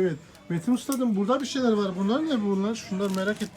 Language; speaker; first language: Turkish; native; Turkish